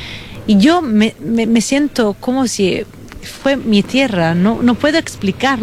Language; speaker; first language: Spanish; non-native, fluent; Italian